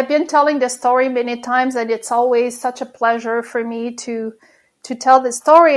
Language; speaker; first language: English; non-native, fluent; French